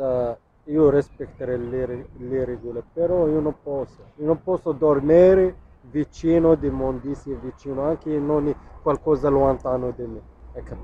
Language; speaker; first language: Italian; non-native, learner; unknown